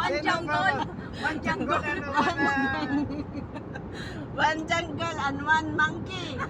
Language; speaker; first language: English; non-native, learner; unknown